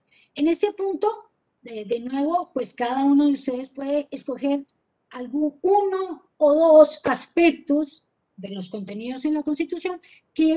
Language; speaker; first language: Spanish; native; Spanish